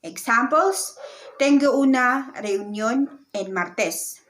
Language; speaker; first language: Spanish; non-native, learner; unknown